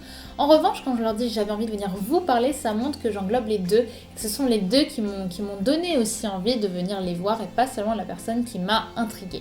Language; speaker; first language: French; native; French